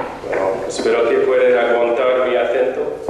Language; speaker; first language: Spanish; non-native, fluent; English